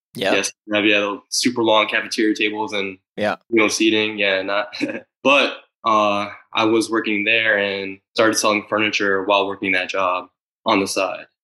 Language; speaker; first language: English; native; English